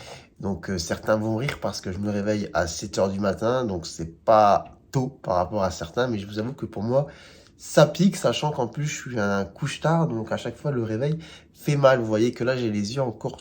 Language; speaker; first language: French; native; French